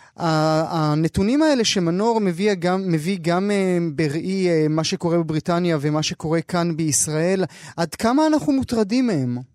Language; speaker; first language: Hebrew; native; Hebrew